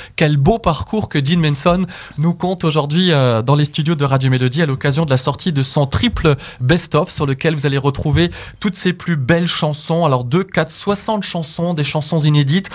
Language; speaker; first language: French; native; French